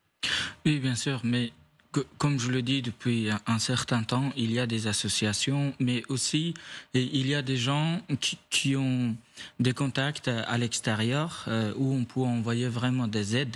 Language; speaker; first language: French; non-native, fluent; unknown